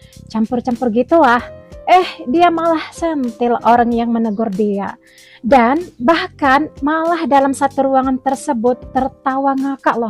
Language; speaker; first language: Indonesian; native; Indonesian